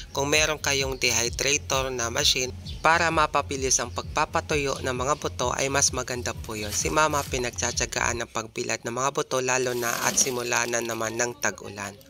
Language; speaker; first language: Filipino; non-native, local second language; Bikol